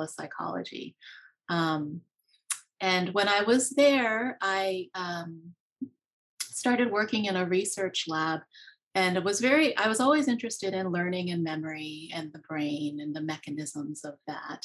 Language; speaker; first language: English; native; English